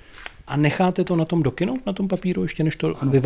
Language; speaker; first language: Czech; native; Czech